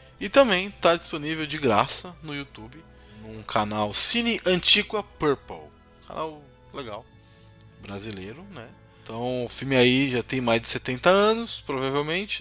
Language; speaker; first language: Portuguese; native; Portuguese